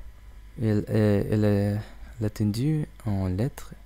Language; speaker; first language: French; non-native, learner; English